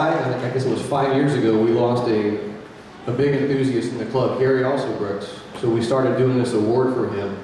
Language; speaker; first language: English; native; English